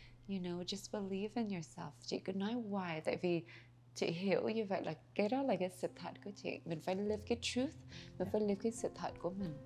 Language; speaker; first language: Vietnamese; early bilingual, other home language; English